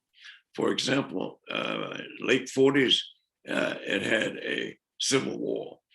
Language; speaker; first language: English; native; English